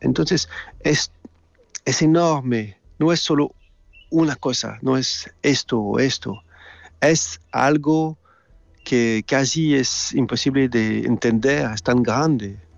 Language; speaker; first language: Spanish; non-native, fluent; French